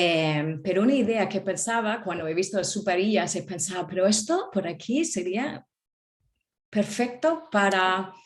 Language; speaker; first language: Spanish; non-native, fluent; English